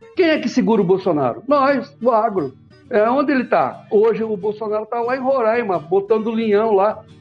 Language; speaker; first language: Portuguese; native; Portuguese